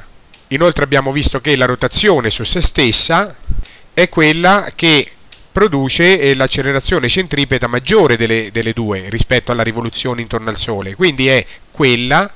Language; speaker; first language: Italian; native; Italian